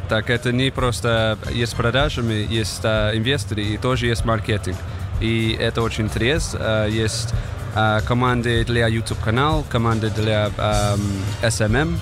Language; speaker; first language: Russian; non-native, learner; English